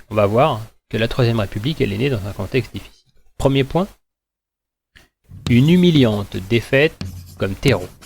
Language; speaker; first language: French; native; French